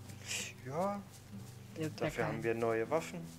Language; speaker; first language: German; native; German